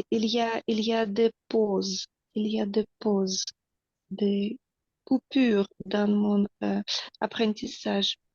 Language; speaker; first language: French; non-native, learner; Russian